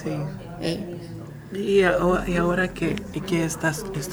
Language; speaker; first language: Spanish; early bilingual, heritage; Spanish